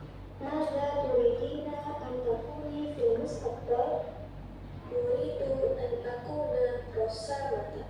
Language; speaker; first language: Arabic; non-native, learner; Indonesian